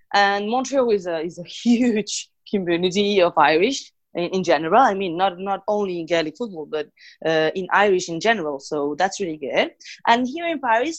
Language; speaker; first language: English; non-native, fluent; Spanish